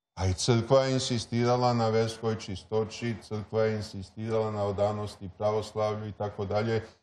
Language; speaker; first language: Serbian; native; Serbian